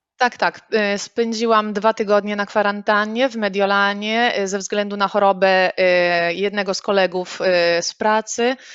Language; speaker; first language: Polish; native; Polish